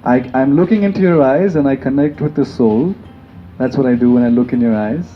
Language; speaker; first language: English; non-native, local second language; Hindi